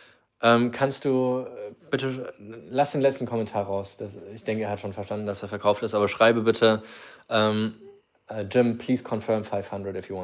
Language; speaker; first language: German; native; German